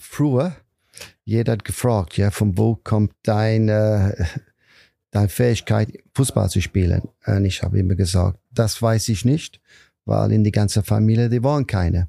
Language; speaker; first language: German; non-native, fluent; English